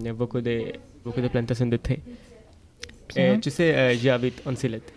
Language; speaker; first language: French; non-native, fluent; Bangla